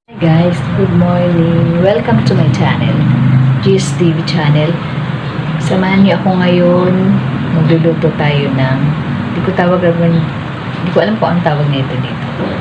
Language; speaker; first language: Filipino; non-native, local second language; Bikol